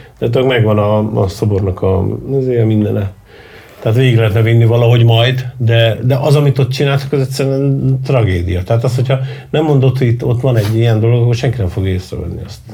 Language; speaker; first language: Hungarian; native; Hungarian